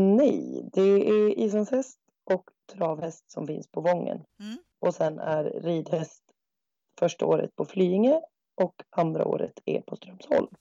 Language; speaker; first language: Swedish; native; Swedish